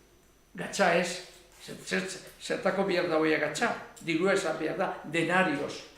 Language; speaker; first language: Basque; native; Basque